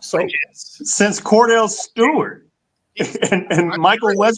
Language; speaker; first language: English; native; English